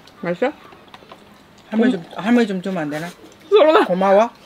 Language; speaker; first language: Korean; native; Korean